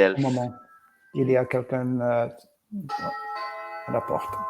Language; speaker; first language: French; non-native, learner; English